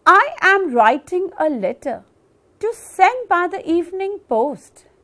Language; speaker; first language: English; non-native, local second language; Punjabi